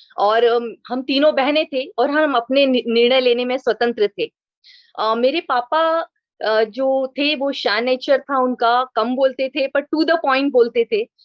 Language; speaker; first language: Hindi; non-native, local second language; Marathi